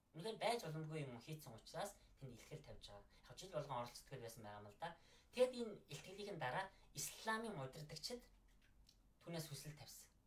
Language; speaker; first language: Mongolian; native; Mongolian